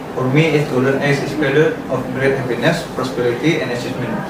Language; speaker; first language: English; non-native, learner; Indonesian